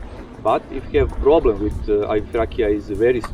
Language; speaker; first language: English; non-native, learner; Serbian